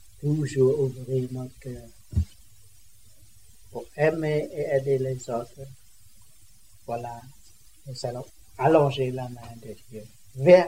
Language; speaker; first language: French; non-native, learner; Vietnamese